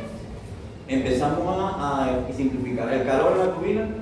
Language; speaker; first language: Spanish; native; Spanish